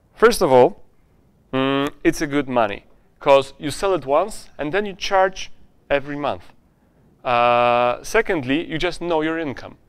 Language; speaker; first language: English; non-native, fluent; Polish